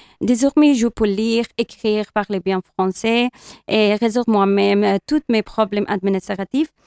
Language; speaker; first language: French; non-native, learner; Persian